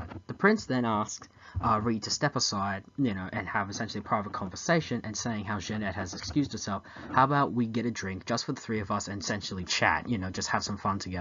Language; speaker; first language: English; native; English